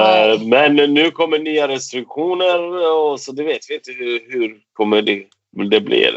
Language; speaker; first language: Swedish; non-native, fluent; Persian